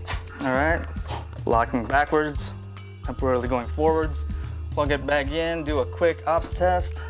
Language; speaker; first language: English; native; English